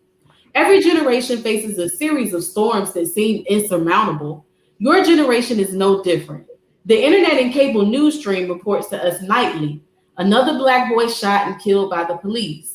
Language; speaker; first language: English; native; English